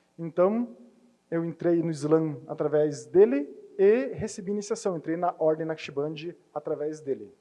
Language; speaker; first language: Portuguese; native; Portuguese